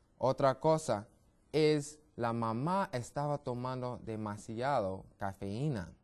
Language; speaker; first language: Spanish; non-native, learner; English